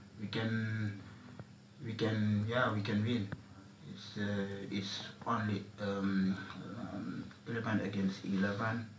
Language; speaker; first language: English; non-native, learner; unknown